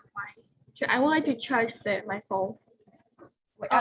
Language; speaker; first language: English; non-native, learner; Burmese